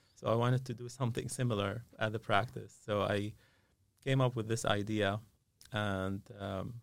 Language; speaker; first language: English; non-native, fluent; Arabic